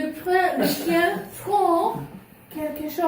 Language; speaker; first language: French; non-native, fluent; English